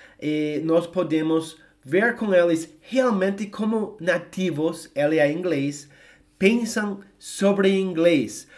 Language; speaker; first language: Portuguese; non-native, fluent; English